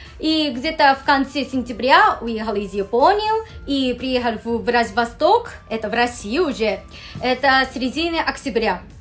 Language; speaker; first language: Russian; non-native, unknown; Japanese